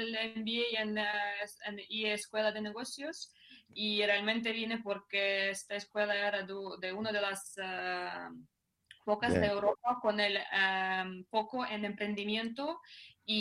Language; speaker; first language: Spanish; non-native, fluent; Russian